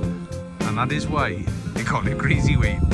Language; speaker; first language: English; native; English